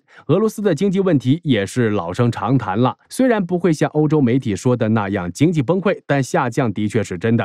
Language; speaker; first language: Chinese; native; Chinese